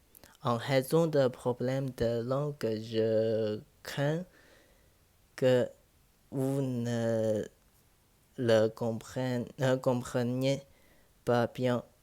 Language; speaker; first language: French; non-native, learner; Chinese